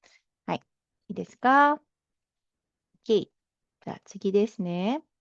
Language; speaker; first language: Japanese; non-native, fluent; Filipino